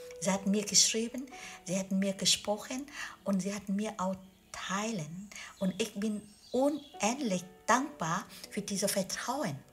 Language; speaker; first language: German; non-native, learner; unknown